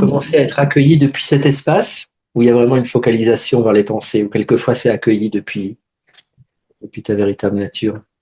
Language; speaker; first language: French; native; French